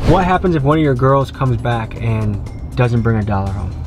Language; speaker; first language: English; native; English